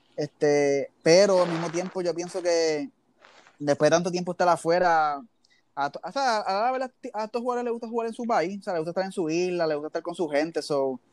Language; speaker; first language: Spanish; native; Spanish